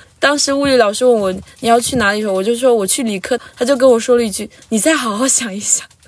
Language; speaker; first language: Chinese; non-native, local second language; Tibetan